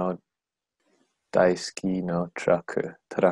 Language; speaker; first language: Japanese; non-native, learner; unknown